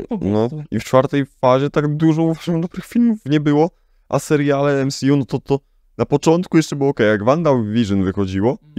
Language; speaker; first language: Polish; native; Polish